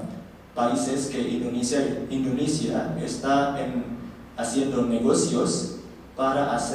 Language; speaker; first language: Spanish; non-native, learner; Indonesian